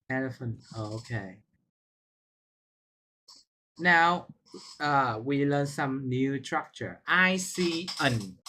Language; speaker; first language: English; non-native, fluent; Vietnamese